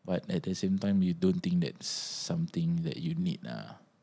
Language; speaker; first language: English; non-native, local second language; Malay